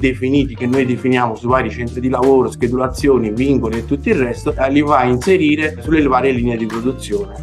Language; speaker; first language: Italian; native; Italian